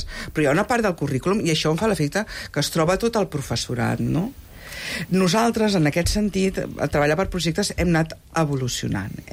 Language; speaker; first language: Catalan; native; Catalan